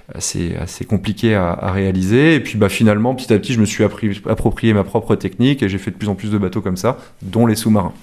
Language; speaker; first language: French; native; French